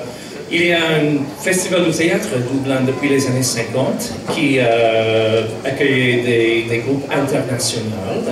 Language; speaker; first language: French; non-native, fluent; English